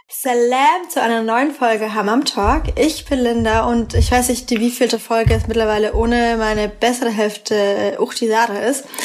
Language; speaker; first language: German; early bilingual, other home language; Persian